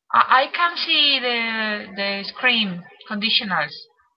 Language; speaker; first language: English; non-native, learner; Spanish